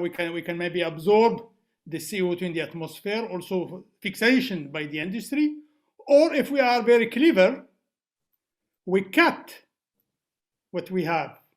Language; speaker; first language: English; non-native, fluent; Arabic